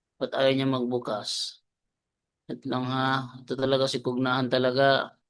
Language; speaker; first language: Filipino; non-native, local second language; Cebuano